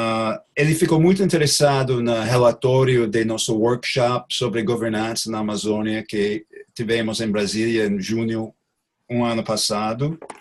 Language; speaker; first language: Portuguese; non-native, fluent; English